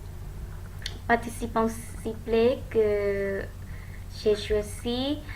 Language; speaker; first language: French; non-native, learner; Thai